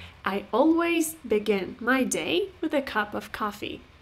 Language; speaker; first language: English; non-native, fluent; Russian